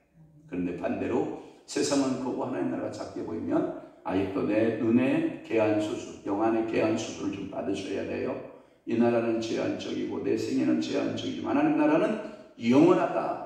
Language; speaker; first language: Korean; native; Korean